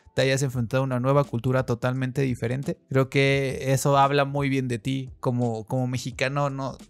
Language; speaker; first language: Spanish; native; Spanish